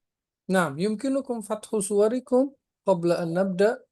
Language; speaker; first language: Arabic; non-native, fluent; Indonesian